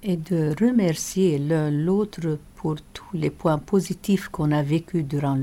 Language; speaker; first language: French; non-native, local second language; Arabic